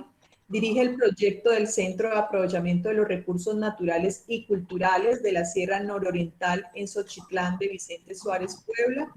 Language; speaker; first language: Spanish; native; Spanish